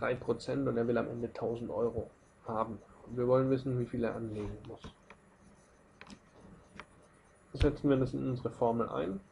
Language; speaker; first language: German; native; German